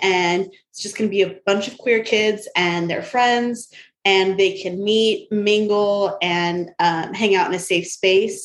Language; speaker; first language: English; native; English